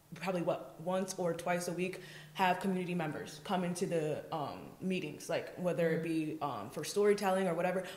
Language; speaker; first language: English; native; English